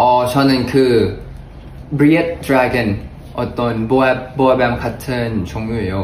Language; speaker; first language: Korean; non-native, fluent; Thai